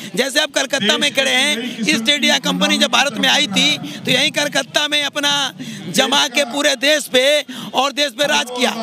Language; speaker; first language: Hindi; native; Hindi